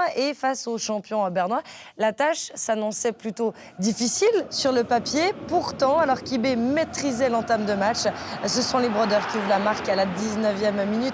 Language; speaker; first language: French; native; French